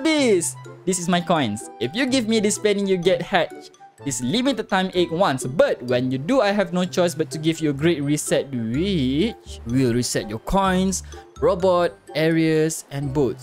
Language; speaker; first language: English; non-native, local second language; Malay